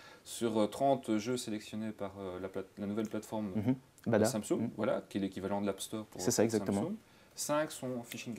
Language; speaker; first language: French; native; French